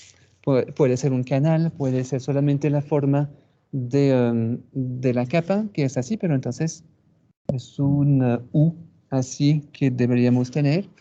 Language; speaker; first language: Spanish; non-native, fluent; French